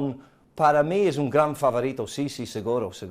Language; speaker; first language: Spanish; non-native, fluent; English